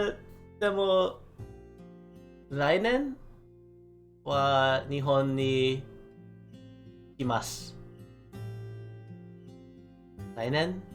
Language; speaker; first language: Japanese; non-native, learner; English